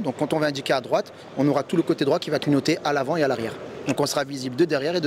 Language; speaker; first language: French; native; French